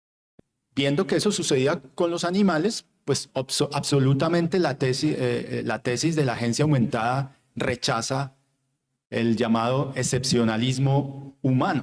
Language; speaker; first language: Spanish; native; Spanish